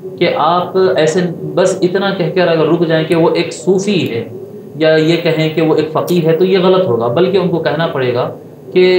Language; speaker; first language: Urdu; native; Urdu